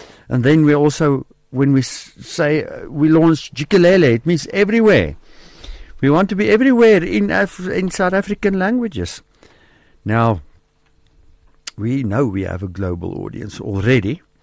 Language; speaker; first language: English; non-native, local second language; Afrikaans